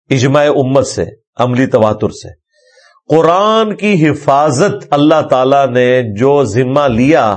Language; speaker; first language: Urdu; non-native, local second language; Punjabi